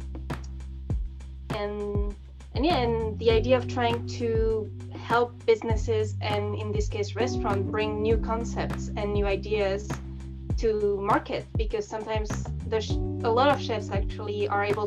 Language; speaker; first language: English; non-native, fluent; French